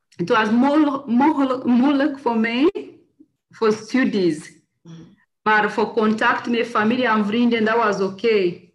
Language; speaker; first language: Dutch; non-native, learner; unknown